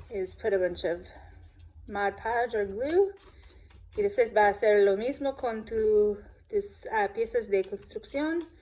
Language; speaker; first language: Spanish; non-native, learner; English